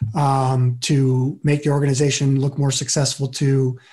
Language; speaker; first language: English; native; English